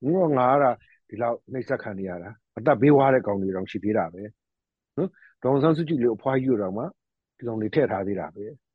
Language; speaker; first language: Burmese; native; Burmese